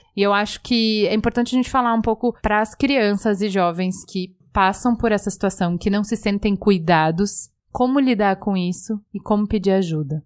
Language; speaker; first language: Portuguese; native; Portuguese